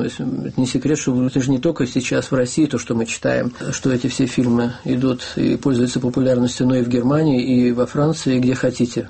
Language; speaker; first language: Russian; native; Russian